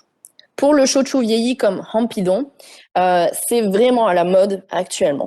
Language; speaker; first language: French; native; French